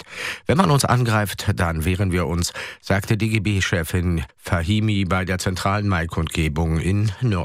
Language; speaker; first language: German; native; German